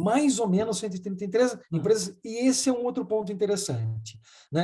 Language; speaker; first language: Portuguese; native; Portuguese